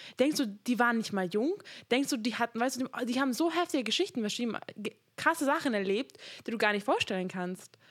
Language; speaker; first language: German; non-native, fluent; Hungarian